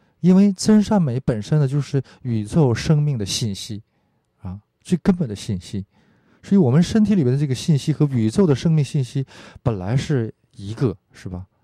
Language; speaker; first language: Chinese; non-native, fluent; Korean